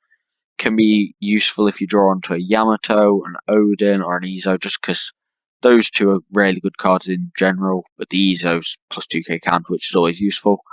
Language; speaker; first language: English; native; English